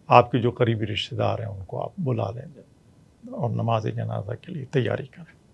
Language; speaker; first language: Urdu; native; Urdu